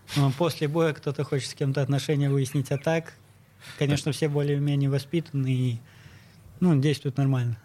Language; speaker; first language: Russian; native; Russian